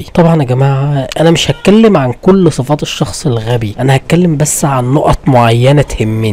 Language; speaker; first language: Arabic; native; Arabic